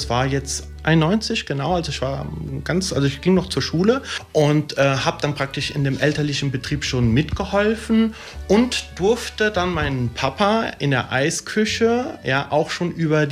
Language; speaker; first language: German; early bilingual, other home language; Italian